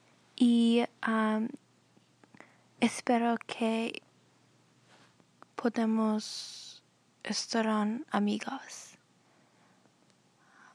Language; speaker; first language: Spanish; non-native, learner; English